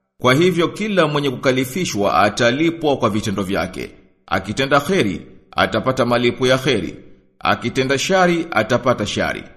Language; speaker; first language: Swahili; native; Swahili